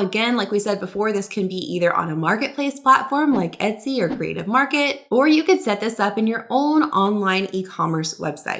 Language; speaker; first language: English; native; English